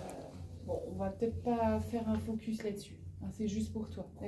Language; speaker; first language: French; native; French